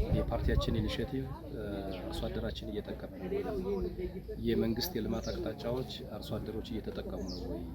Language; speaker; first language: Amharic; native; Amharic